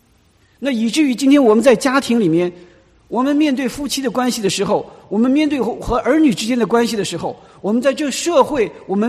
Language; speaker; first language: Chinese; native; Chinese